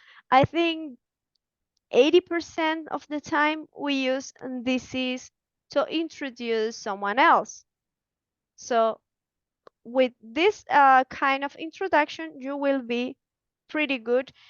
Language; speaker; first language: English; non-native, fluent; Spanish